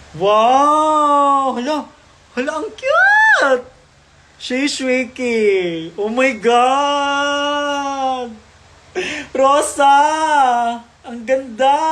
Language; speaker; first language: Filipino; non-native, local second language; Cebuano